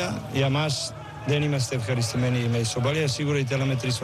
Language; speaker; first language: Greek; non-native, learner; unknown